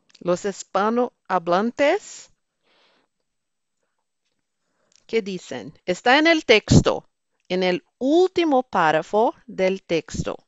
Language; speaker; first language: Spanish; non-native, fluent; Portuguese